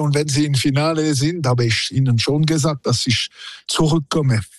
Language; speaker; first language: German; non-native, local second language; French